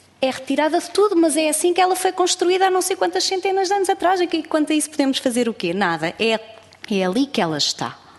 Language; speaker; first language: Portuguese; native; Portuguese